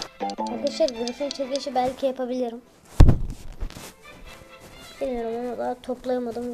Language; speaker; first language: Turkish; native; Turkish